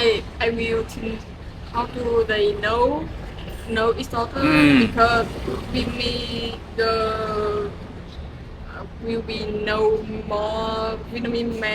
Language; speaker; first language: English; non-native, learner; Vietnamese